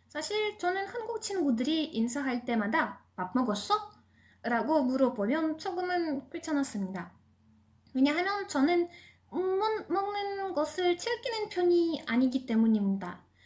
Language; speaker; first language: Korean; non-native, fluent; Russian